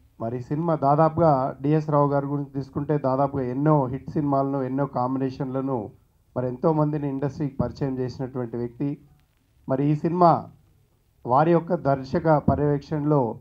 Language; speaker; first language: Telugu; native; Telugu